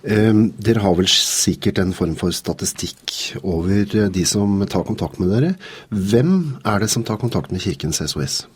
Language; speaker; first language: Norwegian; native; Norwegian